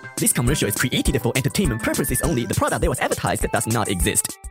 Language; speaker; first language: English; non-native, fluent; Chinese